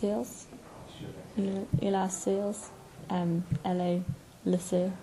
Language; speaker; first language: French; non-native, learner; English